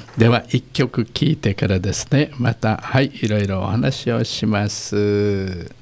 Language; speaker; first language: Japanese; native; Japanese